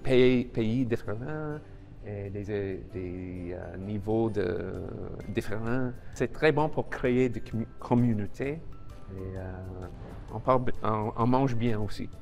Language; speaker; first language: French; non-native, learner; English